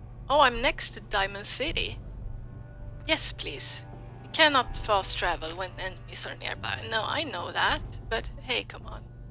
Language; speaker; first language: English; non-native, fluent; Swedish